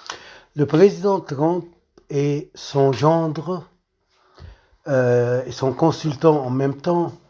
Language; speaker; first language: French; non-native, local second language; Arabic